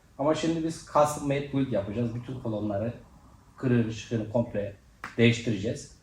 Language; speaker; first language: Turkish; native; Turkish